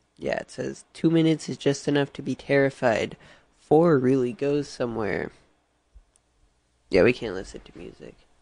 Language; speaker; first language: English; native; English